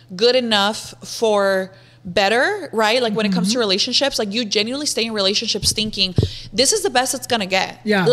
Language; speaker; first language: English; non-native, fluent; Spanish